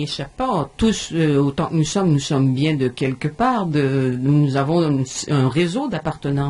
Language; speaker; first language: French; native; French